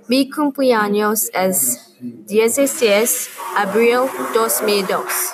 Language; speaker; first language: Spanish; non-native, learner; English